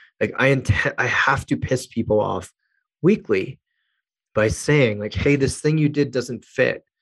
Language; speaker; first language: English; native; English